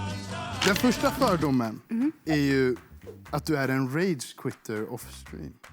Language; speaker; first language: Swedish; native; Swedish